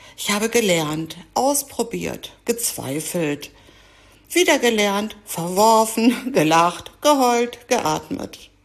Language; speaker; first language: German; early bilingual, other home language; Greek